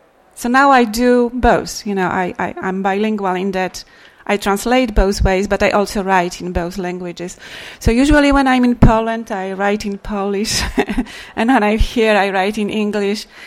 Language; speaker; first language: English; non-native, fluent; Polish